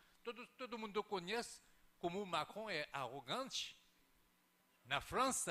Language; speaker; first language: Portuguese; non-native, fluent; French